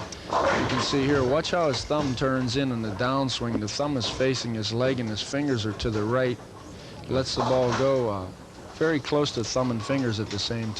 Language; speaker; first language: English; native; English